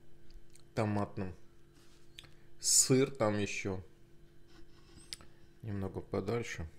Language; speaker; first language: Russian; non-native, local second language; Azerbaijani